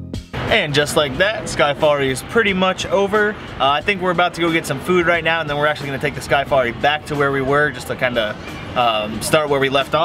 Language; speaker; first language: English; native; English